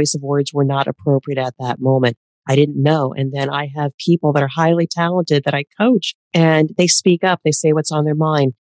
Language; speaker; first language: English; native; English